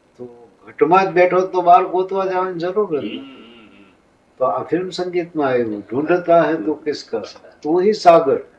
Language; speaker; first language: Gujarati; native; Gujarati